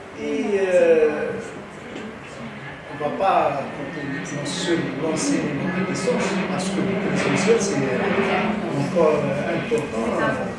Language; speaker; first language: French; non-native, local second language; Arabic